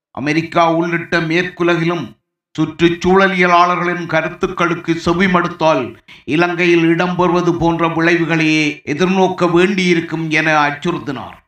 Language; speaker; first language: Tamil; native; Tamil